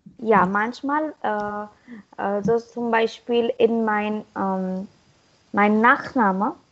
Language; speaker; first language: German; non-native, learner; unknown